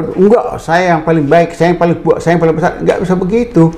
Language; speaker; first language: Indonesian; native; Indonesian